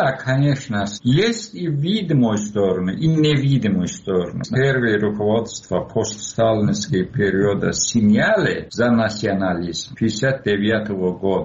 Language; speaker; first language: Russian; non-native, local second language; Azerbaijani